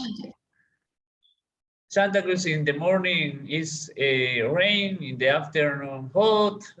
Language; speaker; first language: English; non-native, learner; Spanish